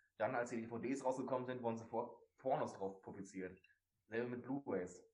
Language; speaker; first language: German; native; German